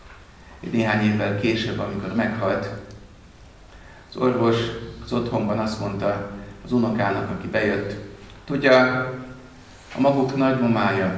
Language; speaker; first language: Hungarian; native; Hungarian